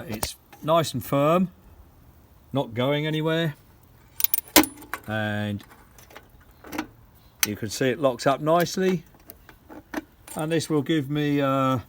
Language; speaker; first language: English; native; English